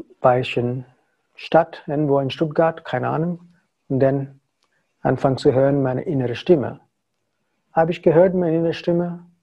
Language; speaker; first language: German; non-native, fluent; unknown